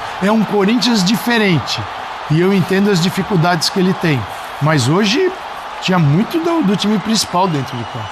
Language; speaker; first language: Portuguese; native; Portuguese